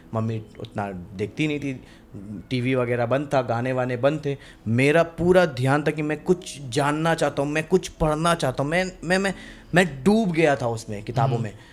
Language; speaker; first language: Hindi; non-native, local second language; Bangla